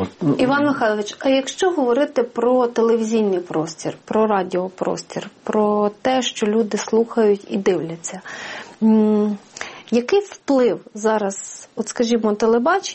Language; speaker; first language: Ukrainian; native; Ukrainian